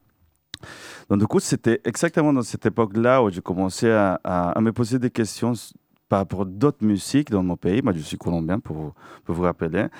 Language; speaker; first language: French; non-native, fluent; Spanish